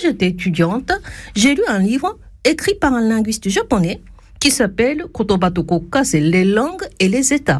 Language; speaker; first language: French; non-native, fluent; Japanese